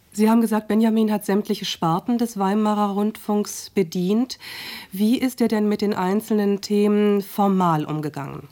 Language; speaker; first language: German; native; German